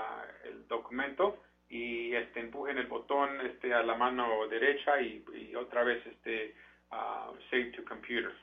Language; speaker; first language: Spanish; early bilingual, heritage; Spanish